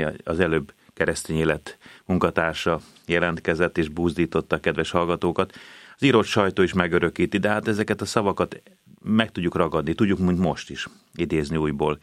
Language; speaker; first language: Hungarian; native; Hungarian